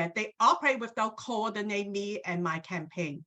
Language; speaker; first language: English; non-native, local second language; Cantonese